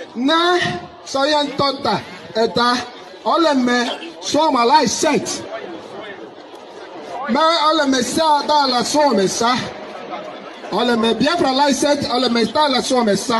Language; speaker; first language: Finnish; non-native, learner; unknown